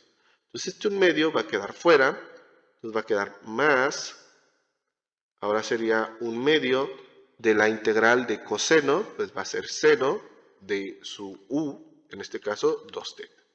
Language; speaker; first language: Spanish; native; Spanish